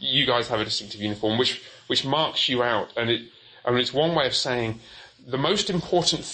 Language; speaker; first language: English; native; English